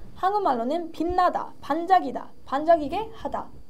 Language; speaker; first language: Korean; native; Korean